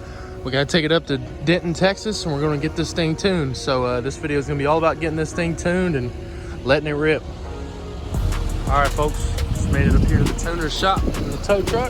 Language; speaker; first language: English; native; English